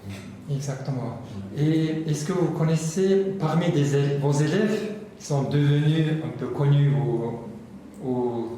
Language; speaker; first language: French; non-native, learner; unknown